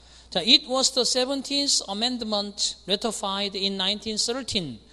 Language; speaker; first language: English; non-native, fluent; Korean